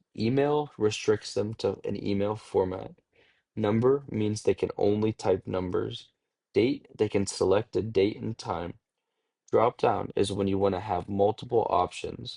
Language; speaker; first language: English; native; English